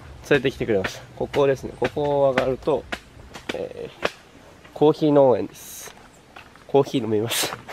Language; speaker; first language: Japanese; native; Japanese